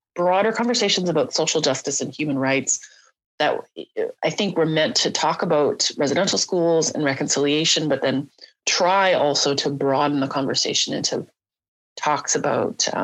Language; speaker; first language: English; native; English